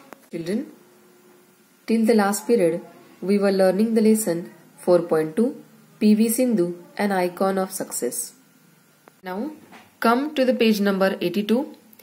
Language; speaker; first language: English; non-native, local second language; Marathi